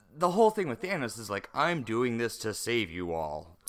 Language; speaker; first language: English; native; English